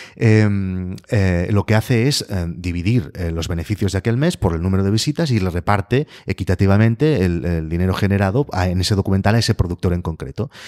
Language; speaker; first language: Spanish; native; Spanish